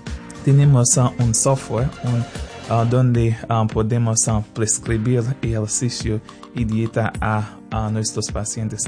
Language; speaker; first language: Spanish; non-native, fluent; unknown